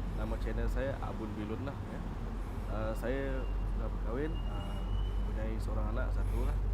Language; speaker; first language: Malay; non-native, local second language; Iban